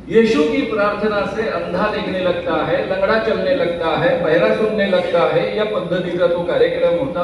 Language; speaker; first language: Hindi; non-native, local second language; Marathi